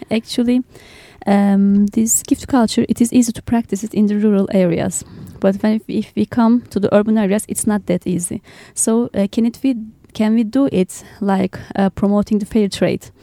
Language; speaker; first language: English; non-native, fluent; Turkish